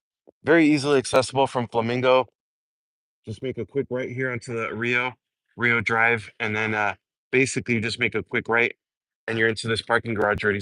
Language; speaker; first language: English; native; English